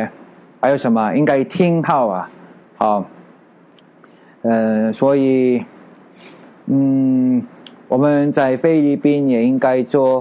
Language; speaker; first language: Chinese; non-native, learner; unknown